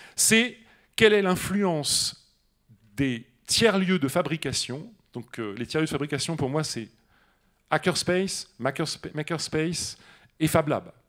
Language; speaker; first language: French; native; French